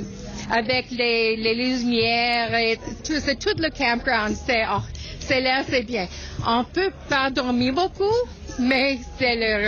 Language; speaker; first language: French; non-native, local second language; English